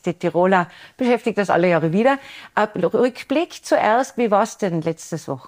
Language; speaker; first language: German; native; German